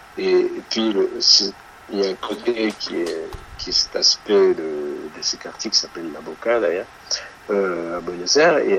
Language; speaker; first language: French; non-native, fluent; Spanish